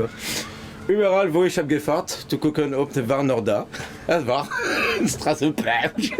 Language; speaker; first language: German; non-native, learner; French